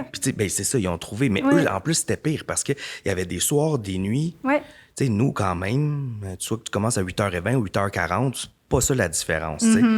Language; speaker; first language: French; native; French